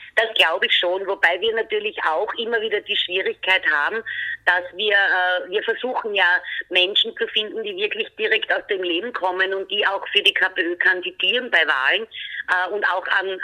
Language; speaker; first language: German; native; German